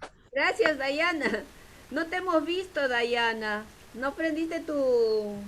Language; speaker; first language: Spanish; native; Spanish